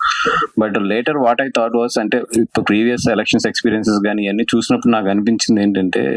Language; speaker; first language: Telugu; native; Telugu